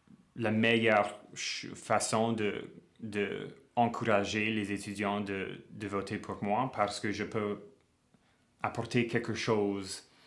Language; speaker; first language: French; non-native, local second language; English